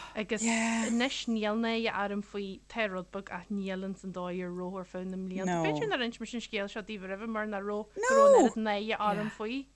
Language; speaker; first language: Irish; native; Irish